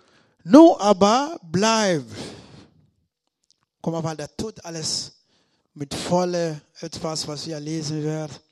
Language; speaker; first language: German; non-native, learner; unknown